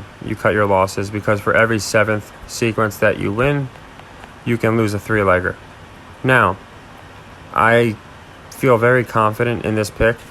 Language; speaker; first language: English; native; English